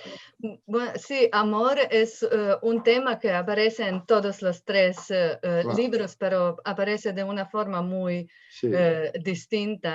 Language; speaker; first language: Spanish; non-native, fluent; Slovenian